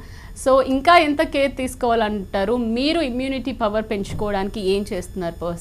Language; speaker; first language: Telugu; native; Telugu